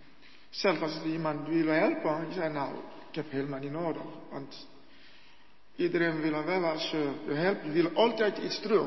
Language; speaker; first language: Dutch; non-native, learner; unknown